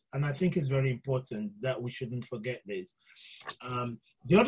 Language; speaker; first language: English; non-native, local second language; Yoruba